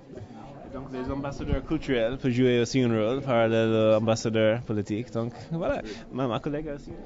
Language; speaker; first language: French; non-native, learner; English